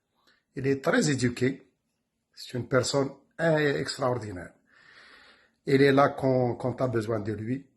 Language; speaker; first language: French; non-native, local second language; Kabyle